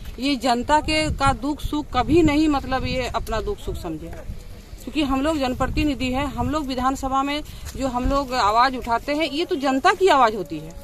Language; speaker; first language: Hindi; native; Hindi